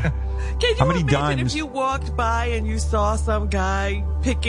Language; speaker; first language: English; native; English